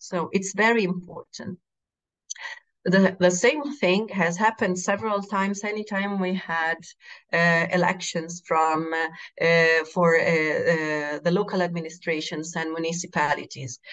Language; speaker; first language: English; non-native, fluent; Italian